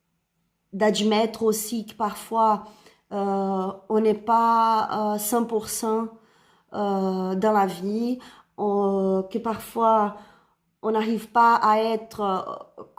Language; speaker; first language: French; non-native, learner; Spanish